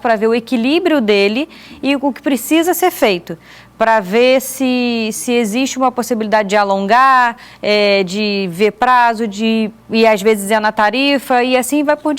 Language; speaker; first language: Portuguese; native; Portuguese